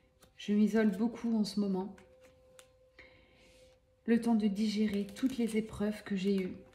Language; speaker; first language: French; native; French